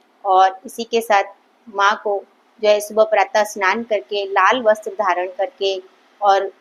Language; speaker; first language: Hindi; native; Hindi